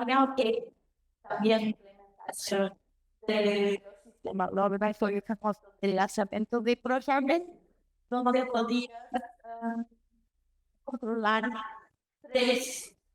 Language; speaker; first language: Spanish; non-native, learner; Portuguese